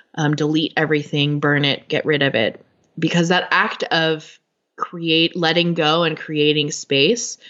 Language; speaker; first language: English; native; English